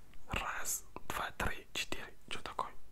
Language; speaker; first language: Russian; non-native, learner; French